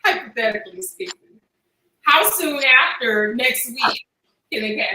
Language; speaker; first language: English; native; English